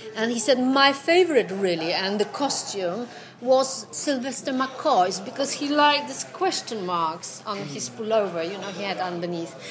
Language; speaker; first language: English; non-native, fluent; Polish